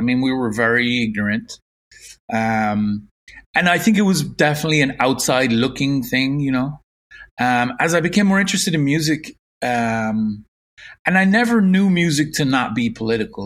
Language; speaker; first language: English; native; English